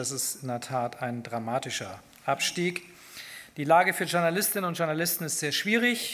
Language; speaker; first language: German; native; German